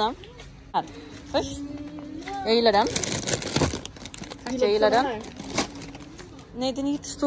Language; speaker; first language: Swedish; early bilingual, other home language; Somali